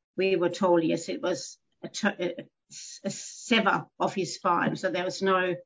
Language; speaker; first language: English; non-native, fluent; Danish